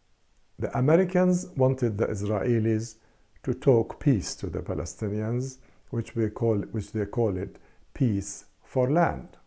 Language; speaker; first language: English; non-native, fluent; Arabic